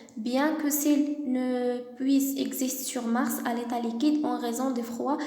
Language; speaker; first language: French; non-native, local second language; Arabic